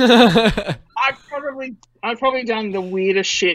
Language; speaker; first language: English; native; English